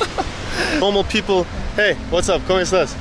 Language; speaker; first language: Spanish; non-native, learner; English